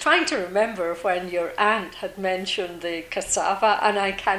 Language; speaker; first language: English; native; English